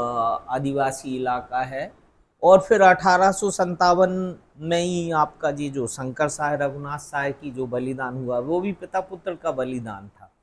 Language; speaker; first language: Hindi; native; Hindi